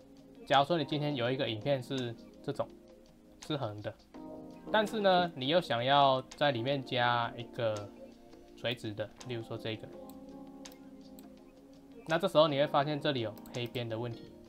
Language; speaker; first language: Chinese; native; Chinese